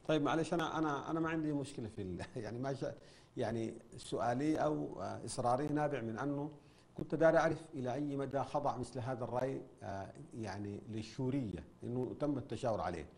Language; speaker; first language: Arabic; native; Arabic